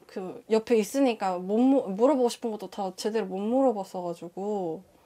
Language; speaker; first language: Korean; native; Korean